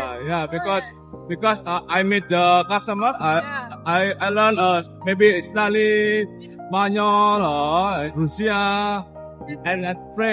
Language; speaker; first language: English; non-native, learner; Indonesian